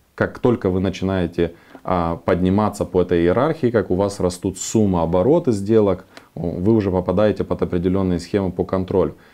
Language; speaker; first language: Russian; non-native, local second language; Romanian